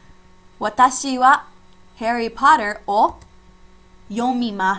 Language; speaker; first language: Japanese; non-native, fluent; English